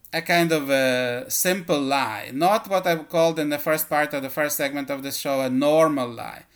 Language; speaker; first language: English; early bilingual, other home language; Russian